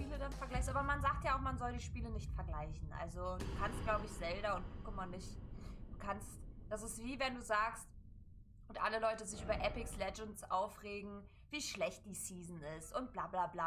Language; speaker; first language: German; native; German